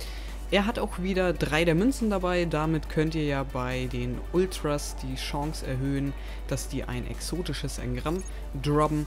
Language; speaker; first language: German; native; German